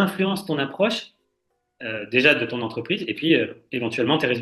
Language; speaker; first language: French; native; French